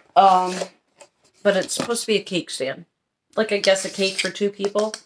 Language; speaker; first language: English; native; English